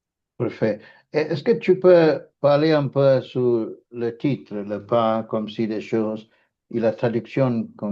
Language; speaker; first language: French; non-native, fluent; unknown